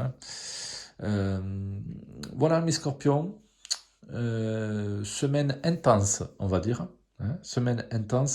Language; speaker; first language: French; native; French